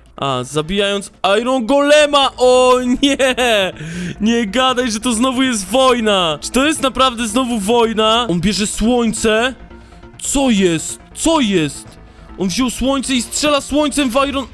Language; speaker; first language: Polish; native; Polish